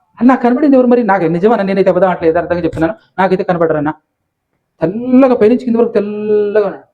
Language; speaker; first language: Telugu; non-native, local second language; Lambadi